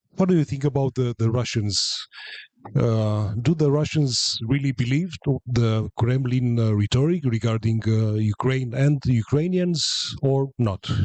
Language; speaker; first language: English; non-native, fluent; Romanian